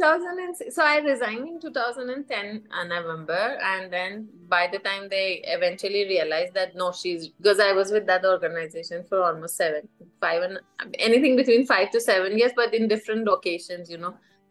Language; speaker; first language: English; non-native, fluent; Persian